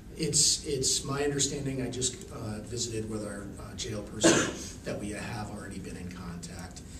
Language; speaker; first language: English; native; English